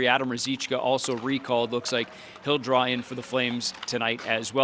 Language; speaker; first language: English; native; English